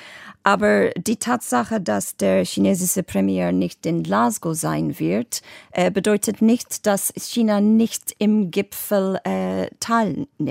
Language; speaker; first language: German; non-native, fluent; English